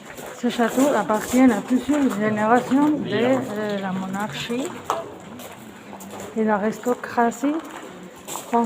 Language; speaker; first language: French; non-native, local second language; Spanish